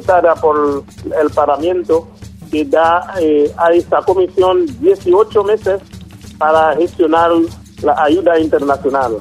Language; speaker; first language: Spanish; non-native, local second language; Haitian Creole